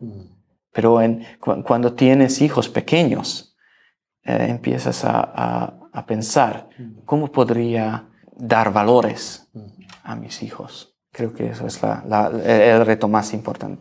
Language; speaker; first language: Spanish; non-native, learner; Hungarian